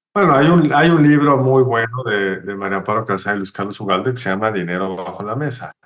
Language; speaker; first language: Spanish; native; Spanish